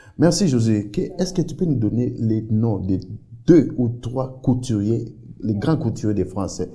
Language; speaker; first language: French; non-native, fluent; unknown